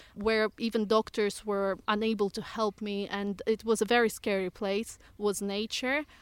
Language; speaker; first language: English; non-native, fluent; Russian